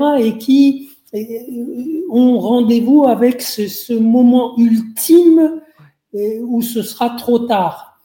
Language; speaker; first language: French; non-native, local second language; Arabic